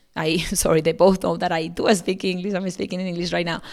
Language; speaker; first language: English; non-native, fluent; Spanish